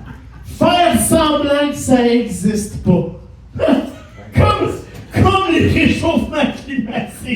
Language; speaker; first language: French; native; French